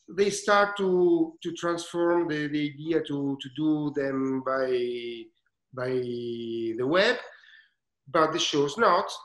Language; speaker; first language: English; non-native, learner; Italian